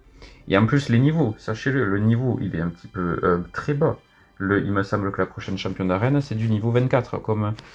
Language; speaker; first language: French; native; French